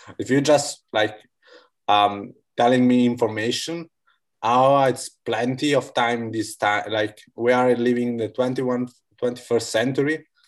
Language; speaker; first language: English; non-native, fluent; Italian